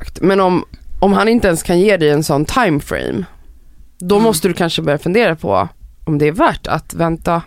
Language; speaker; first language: Swedish; native; Swedish